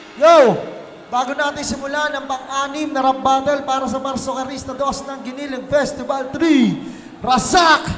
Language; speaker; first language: Filipino; native; Filipino